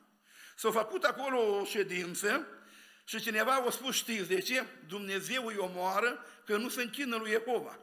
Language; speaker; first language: Romanian; native; Romanian